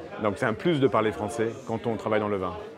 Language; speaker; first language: French; native; French